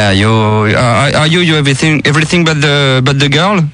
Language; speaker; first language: English; non-native, learner; French